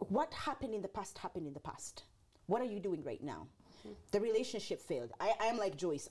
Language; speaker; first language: English; non-native, local second language; Swahili